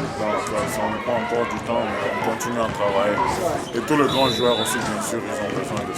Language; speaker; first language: French; non-native, local second language; Swahili